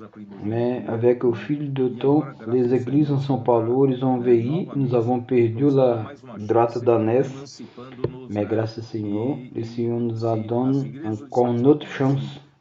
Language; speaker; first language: French; non-native, learner; Portuguese